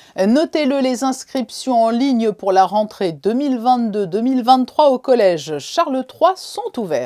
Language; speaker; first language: French; native; French